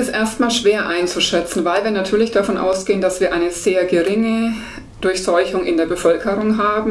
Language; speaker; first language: German; native; German